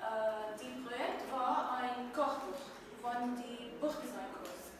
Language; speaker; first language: German; non-native, learner; Arabic